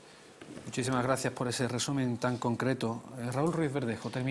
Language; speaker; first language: Spanish; native; Spanish